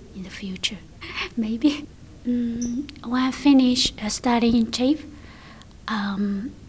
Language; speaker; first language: English; non-native, learner; Chinese